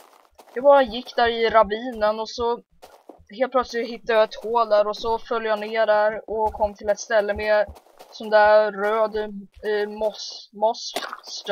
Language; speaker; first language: Swedish; early bilingual, heritage; Swedish